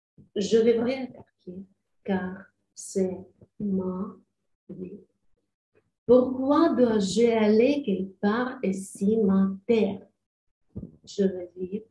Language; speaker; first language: French; non-native, learner; Ukrainian